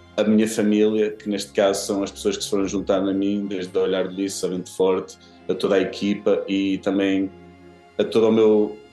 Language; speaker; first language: Portuguese; native; Portuguese